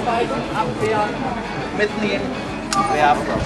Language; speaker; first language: German; native; German